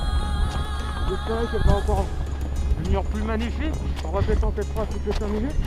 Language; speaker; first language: French; native; French